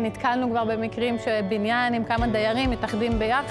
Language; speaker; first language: Hebrew; native; Hebrew